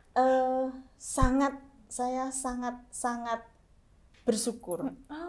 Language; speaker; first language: Indonesian; native; Indonesian